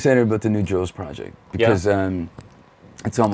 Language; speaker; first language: English; native; English